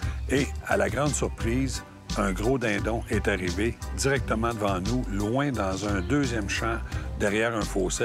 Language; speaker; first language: French; native; French